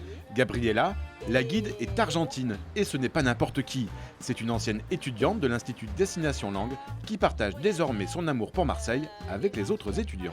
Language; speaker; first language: French; native; French